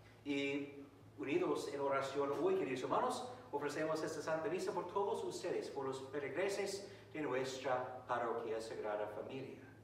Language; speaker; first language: Spanish; non-native, fluent; English